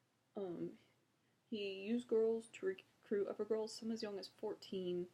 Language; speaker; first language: English; native; English